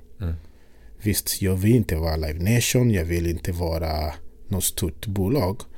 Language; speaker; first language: Swedish; non-native, fluent; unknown